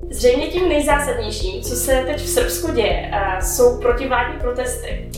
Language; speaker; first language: Czech; native; Czech